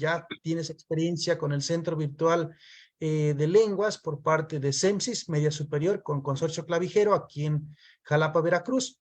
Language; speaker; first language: Spanish; non-native, local second language; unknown